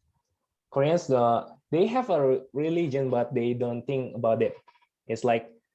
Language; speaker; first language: English; non-native, fluent; Indonesian